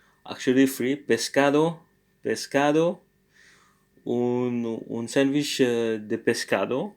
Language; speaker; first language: Spanish; non-native, learner; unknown